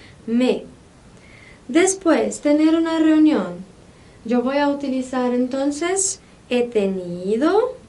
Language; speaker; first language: Spanish; non-native, fluent; Portuguese